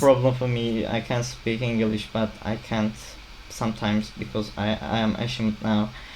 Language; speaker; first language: English; non-native, learner; Turkish